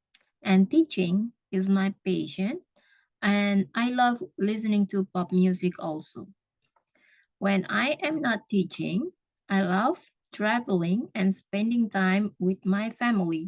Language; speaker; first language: English; non-native, fluent; Indonesian